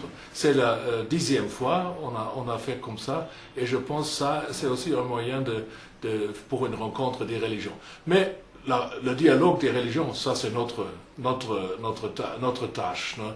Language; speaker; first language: French; non-native, fluent; German